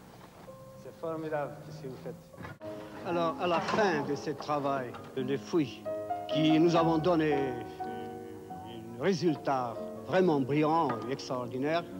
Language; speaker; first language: French; non-native, fluent; Hungarian